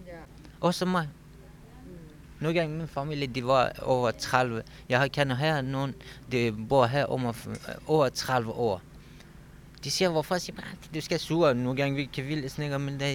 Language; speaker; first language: Danish; non-native, learner; Kurdish